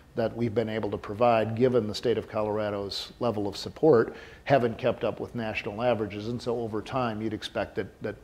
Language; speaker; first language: English; native; English